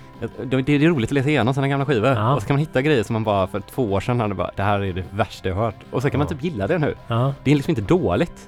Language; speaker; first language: Swedish; native; Swedish